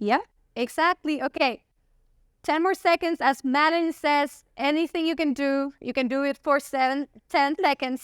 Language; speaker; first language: English; non-native, fluent; Italian